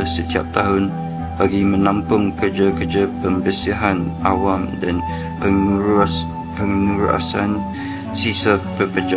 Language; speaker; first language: Malay; native; Malay